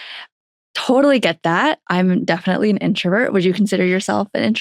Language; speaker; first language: English; native; English